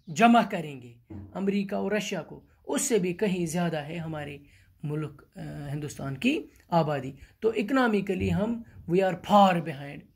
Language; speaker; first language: Hindi; non-native, local second language; Kashmiri